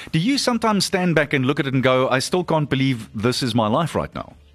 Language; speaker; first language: English; non-native, local second language; Afrikaans